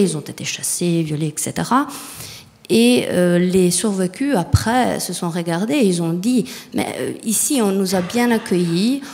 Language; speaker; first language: French; non-native, fluent; Italian